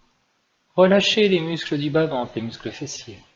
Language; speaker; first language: French; native; French